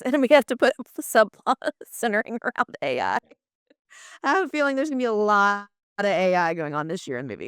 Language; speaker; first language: English; native; English